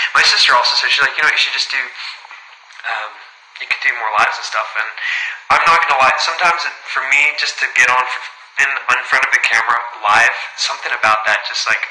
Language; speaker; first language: English; early bilingual, other home language; Spanish